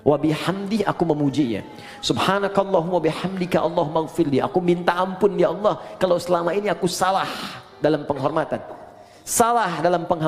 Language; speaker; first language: Indonesian; native; Indonesian